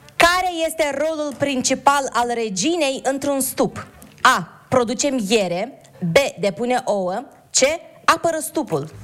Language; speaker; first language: Romanian; native; Romanian